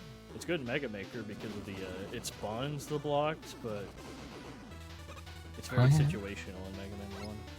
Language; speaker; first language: English; native; English